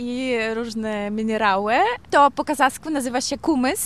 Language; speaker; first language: Polish; non-native, learner; Kazakh